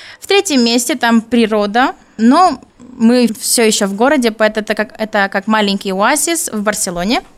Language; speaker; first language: Russian; non-native, learner; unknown